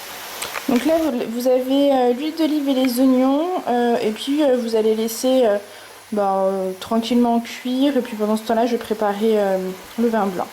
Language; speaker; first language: French; native; French